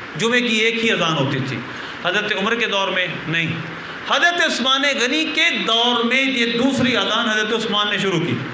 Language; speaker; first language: Urdu; non-native, local second language; Punjabi